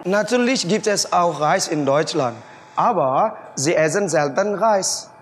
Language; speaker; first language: German; non-native, fluent; Indonesian